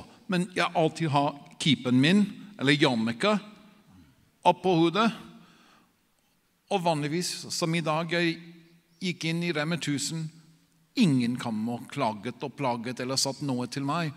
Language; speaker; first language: Norwegian; non-native, fluent; English